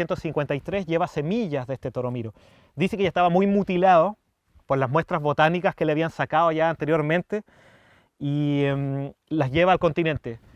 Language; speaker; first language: Spanish; native; Spanish